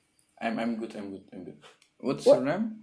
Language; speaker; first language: English; non-native, learner; Indonesian